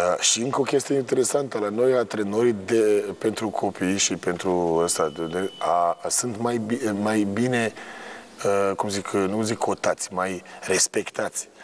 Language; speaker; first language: Romanian; non-native, fluent; Serbian